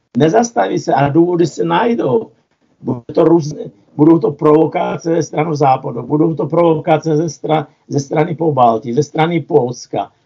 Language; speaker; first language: Czech; non-native, fluent; Russian